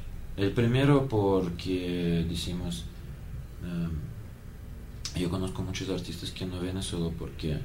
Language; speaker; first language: Spanish; non-native, learner; Russian